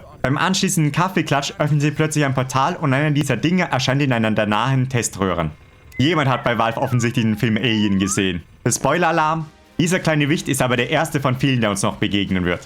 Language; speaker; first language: German; native; German